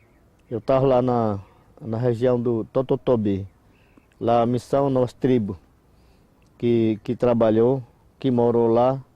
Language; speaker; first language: Portuguese; non-native, local second language; Yanomámi